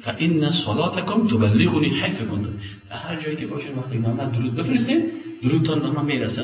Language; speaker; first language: Persian; native; Persian